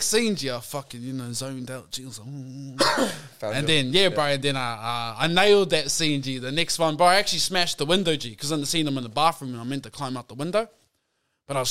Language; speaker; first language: English; native; English